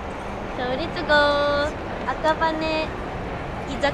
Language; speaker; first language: English; non-native, learner; Japanese